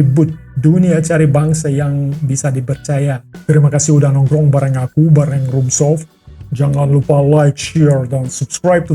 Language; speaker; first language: Indonesian; non-native, fluent; Russian